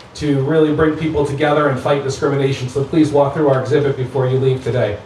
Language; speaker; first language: English; native; English